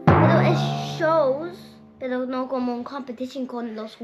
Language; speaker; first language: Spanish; early bilingual, heritage; Spanish